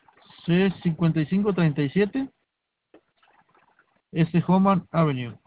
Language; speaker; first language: Spanish; native; Spanish